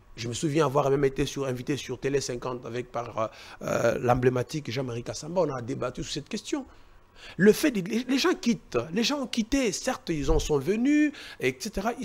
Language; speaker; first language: French; non-native, local second language; Luba-Lulua